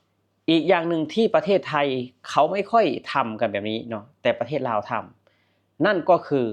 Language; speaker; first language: Thai; non-native, local second language; Northeastern Thai